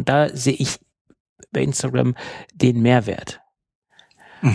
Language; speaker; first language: German; native; German